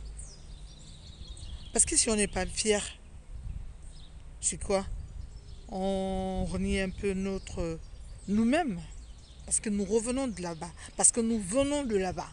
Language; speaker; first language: French; non-native, local second language; Fang